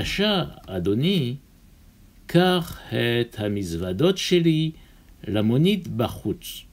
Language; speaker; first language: Hebrew; non-native, fluent; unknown